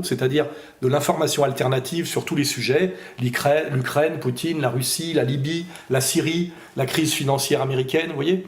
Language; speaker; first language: French; native; French